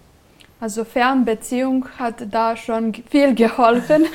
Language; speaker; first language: German; non-native, fluent; Serbian